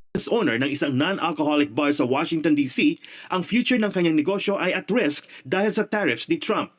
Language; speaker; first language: Filipino; native; Filipino